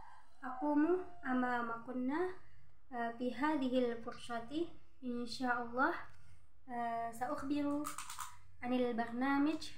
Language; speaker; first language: Arabic; non-native, learner; Indonesian